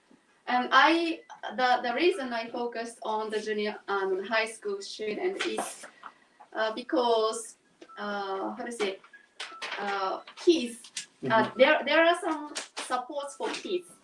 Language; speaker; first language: English; non-native, learner; Japanese